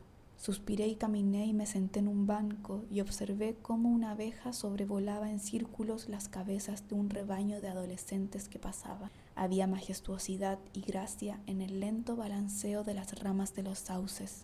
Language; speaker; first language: Spanish; native; Spanish